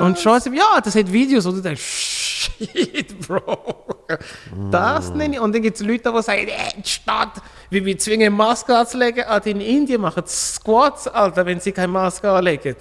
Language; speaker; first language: German; non-native, fluent; Lingala